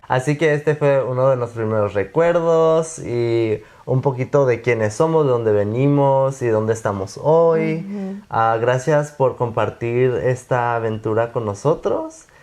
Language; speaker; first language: Spanish; early bilingual, other home language; English